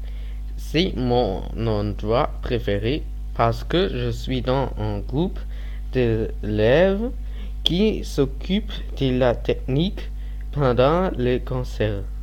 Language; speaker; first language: French; non-native, learner; German